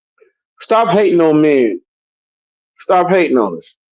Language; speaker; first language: English; native; English